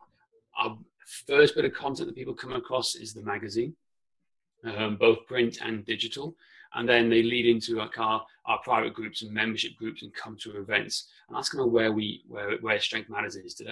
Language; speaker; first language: English; non-native, local second language; Welsh